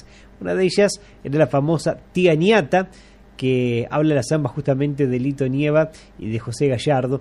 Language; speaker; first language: Spanish; native; Spanish